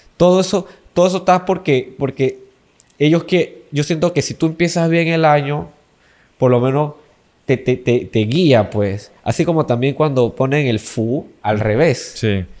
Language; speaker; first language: Spanish; native; Spanish